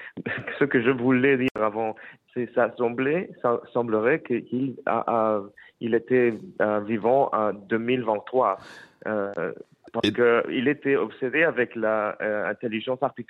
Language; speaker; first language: French; non-native, fluent; Spanish